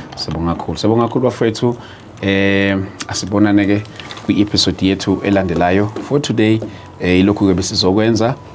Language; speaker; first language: Zulu; native; Zulu